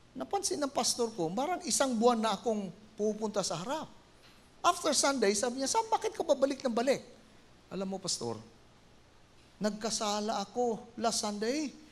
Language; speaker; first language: Filipino; non-native, local second language; Iloko